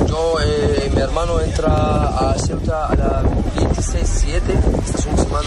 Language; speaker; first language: Spanish; non-native, learner; Arabic